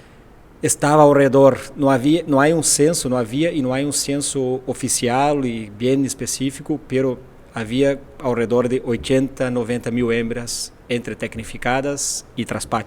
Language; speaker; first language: Spanish; non-native, fluent; Portuguese